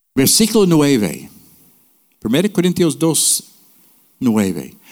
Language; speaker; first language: Spanish; non-native, fluent; English